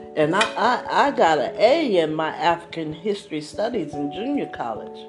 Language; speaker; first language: English; native; English